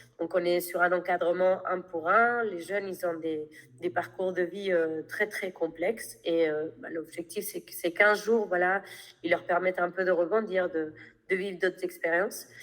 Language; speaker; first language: French; non-native, fluent; Spanish